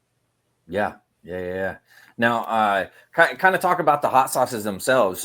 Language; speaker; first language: English; native; English